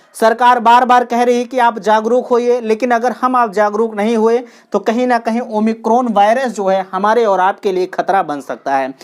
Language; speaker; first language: Hindi; native; Hindi